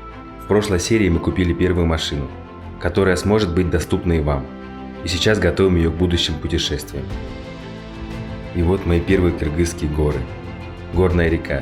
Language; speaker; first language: Russian; native; Russian